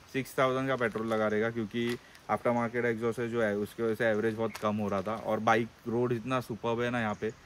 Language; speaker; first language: Hindi; non-native, local second language; Marathi